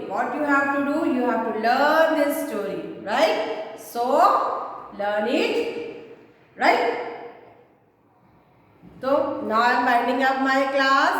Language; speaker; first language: English; non-native, local second language; Hindi